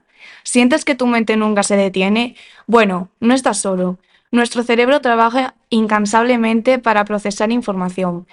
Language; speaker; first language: Spanish; native; Spanish